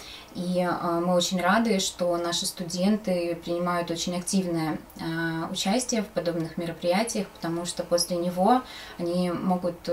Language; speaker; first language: Russian; native; Russian